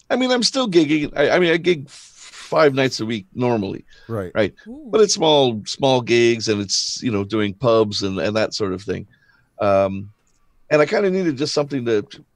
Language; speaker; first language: English; native; English